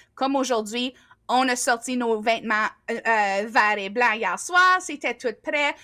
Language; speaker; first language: French; native; French